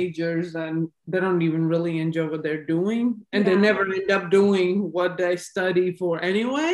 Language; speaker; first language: English; non-native, fluent; Latvian